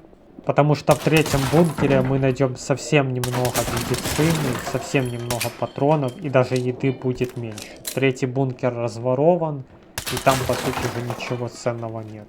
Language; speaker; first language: Russian; native; Russian